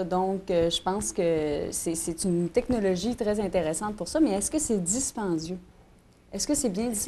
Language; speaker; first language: French; native; French